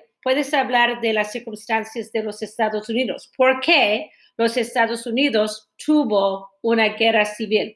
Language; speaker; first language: Spanish; non-native, fluent; English